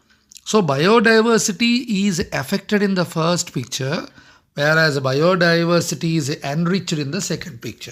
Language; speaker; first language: English; non-native, local second language; Telugu